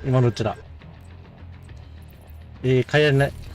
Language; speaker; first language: Japanese; native; Japanese